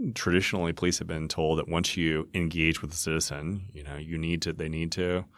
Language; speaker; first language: English; native; English